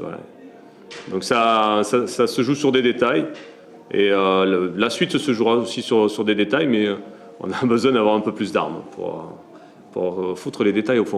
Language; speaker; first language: French; native; French